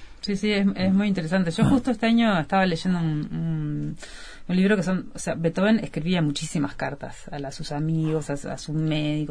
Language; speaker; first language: Spanish; native; Spanish